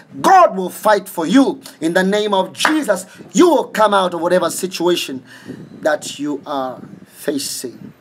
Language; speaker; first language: English; non-native, local second language; Swahili